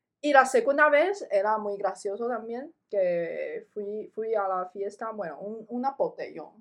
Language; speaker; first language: Spanish; non-native, fluent; Chinese